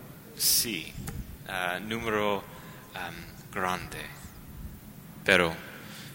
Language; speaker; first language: Spanish; non-native, learner; English